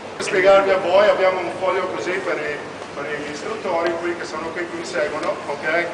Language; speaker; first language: Italian; non-native, fluent; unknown